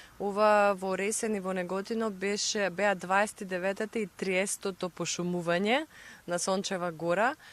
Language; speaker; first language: Macedonian; native; Macedonian